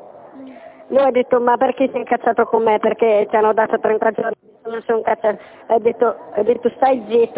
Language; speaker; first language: Italian; non-native, learner; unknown